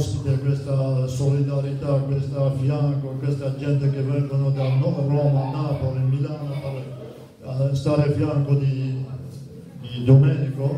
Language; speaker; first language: Italian; non-native, fluent; Kurdish